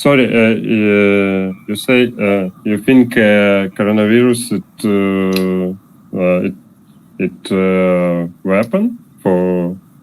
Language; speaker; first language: English; non-native, learner; Russian